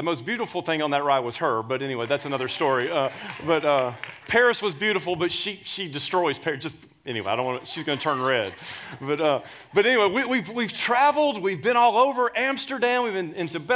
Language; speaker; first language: English; native; English